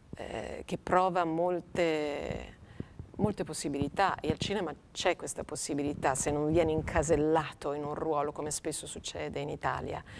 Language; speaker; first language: Italian; native; Italian